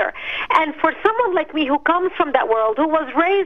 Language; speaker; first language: English; non-native, fluent; Arabic